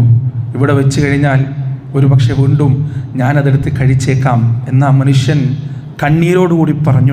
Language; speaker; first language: Malayalam; native; Malayalam